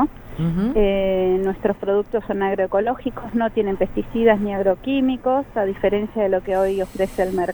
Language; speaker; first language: Spanish; native; Spanish